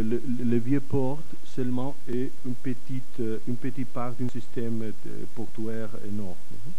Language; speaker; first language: French; non-native, fluent; Catalan